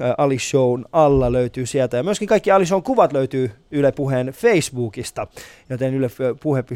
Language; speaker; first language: Finnish; early bilingual, other home language; Persian